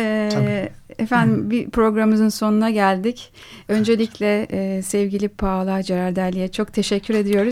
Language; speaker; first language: Turkish; native; Turkish